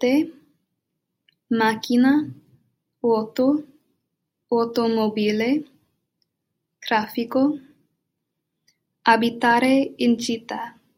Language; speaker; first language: Italian; non-native, learner; English